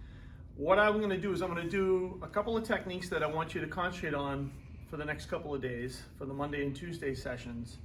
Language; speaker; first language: English; native; English